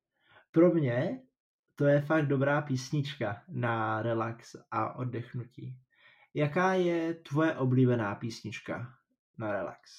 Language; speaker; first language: Czech; non-native, fluent; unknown